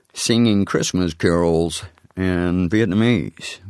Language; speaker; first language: English; native; English